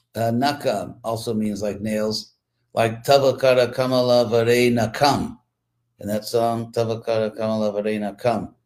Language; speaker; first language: English; native; English